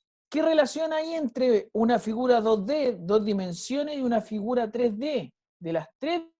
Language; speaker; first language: Spanish; native; Spanish